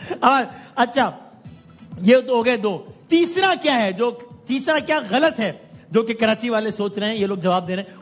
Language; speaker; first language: Urdu; native; Urdu